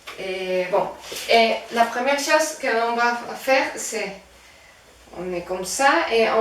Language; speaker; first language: French; non-native, fluent; Spanish